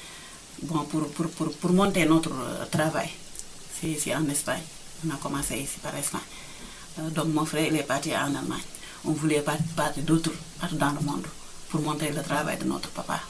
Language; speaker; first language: French; non-native, local second language; Wolof